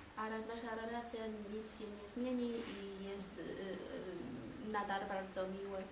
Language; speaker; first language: Polish; non-native, learner; Chinese